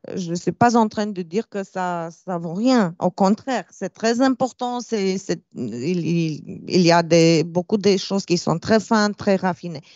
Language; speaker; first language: French; non-native, fluent; Romanian